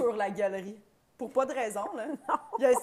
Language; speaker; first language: French; native; French